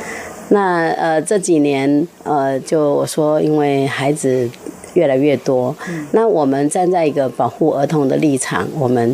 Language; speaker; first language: Chinese; native; Chinese